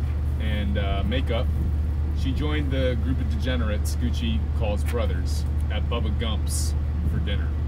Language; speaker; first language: English; native; English